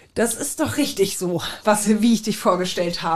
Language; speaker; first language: German; native; German